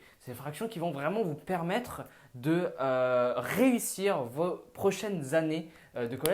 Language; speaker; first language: French; native; French